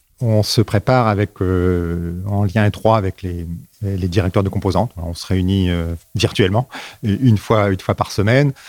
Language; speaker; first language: French; native; French